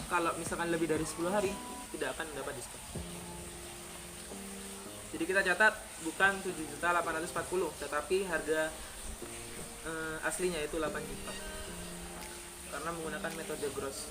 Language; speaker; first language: Indonesian; native; Indonesian